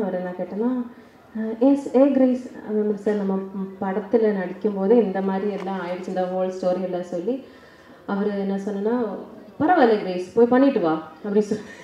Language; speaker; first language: Tamil; non-native, learner; Malayalam